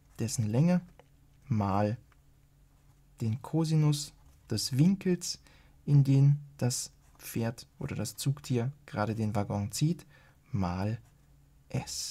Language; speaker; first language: German; native; German